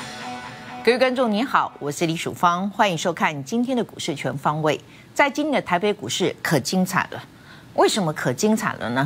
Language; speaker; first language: Chinese; native; Chinese